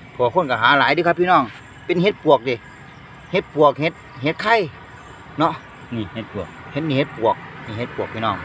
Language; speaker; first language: Thai; native; Thai